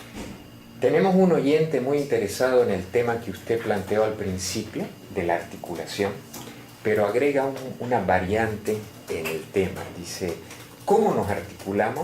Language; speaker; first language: Spanish; native; Spanish